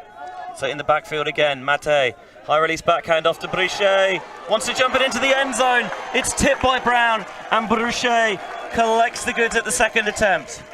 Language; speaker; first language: English; native; English